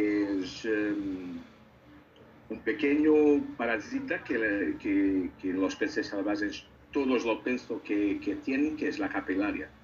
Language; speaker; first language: Spanish; non-native, learner; Portuguese